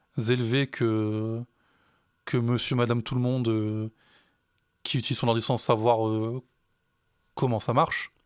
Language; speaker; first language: French; native; French